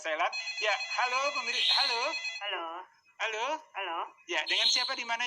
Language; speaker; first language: Indonesian; native; Indonesian